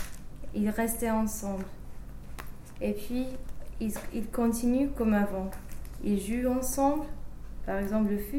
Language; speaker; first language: French; non-native, learner; English